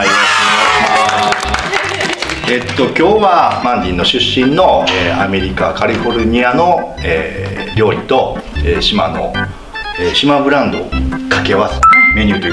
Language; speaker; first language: Japanese; native; Japanese